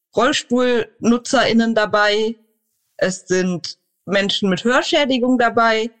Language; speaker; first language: German; native; German